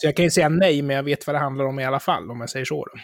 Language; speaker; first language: Swedish; native; Swedish